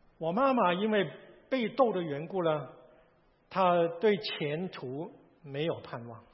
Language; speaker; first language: Chinese; non-native, local second language; Cantonese